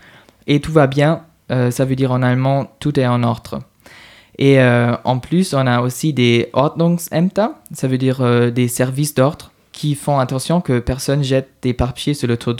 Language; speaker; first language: French; non-native, fluent; German